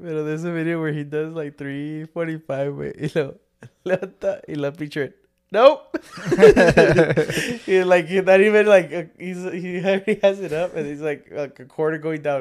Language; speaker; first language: English; early bilingual, other home language; Spanish